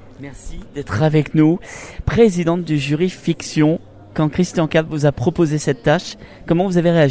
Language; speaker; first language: French; native; French